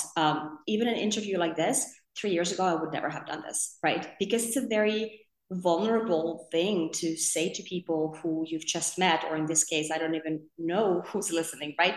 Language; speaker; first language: English; non-native, fluent; Finnish